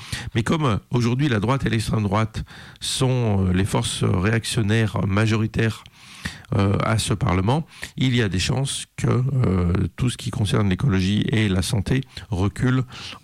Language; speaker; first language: French; native; French